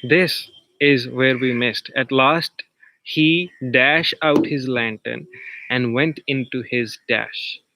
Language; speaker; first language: English; non-native, local second language; Punjabi